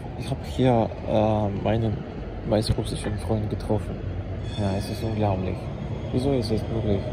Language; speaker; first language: German; non-native, learner; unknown